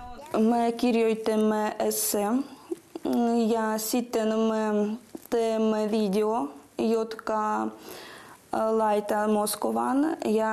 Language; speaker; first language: Finnish; non-native, fluent; Russian